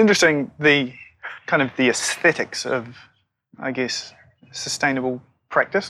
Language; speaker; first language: English; native; English